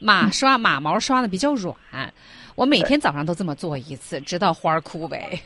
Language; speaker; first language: Chinese; native; Chinese